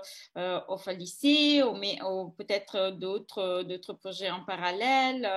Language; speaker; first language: French; non-native, fluent; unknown